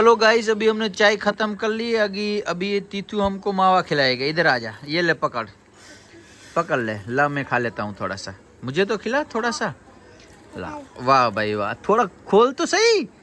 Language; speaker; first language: Hindi; non-native, local second language; Gujarati